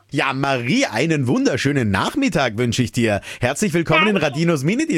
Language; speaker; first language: German; native; German